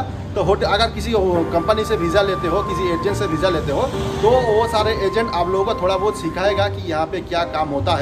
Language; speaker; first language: Hindi; non-native, local second language; Bangla